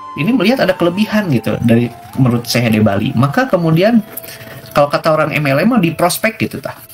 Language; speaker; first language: Indonesian; non-native, local second language; Sundanese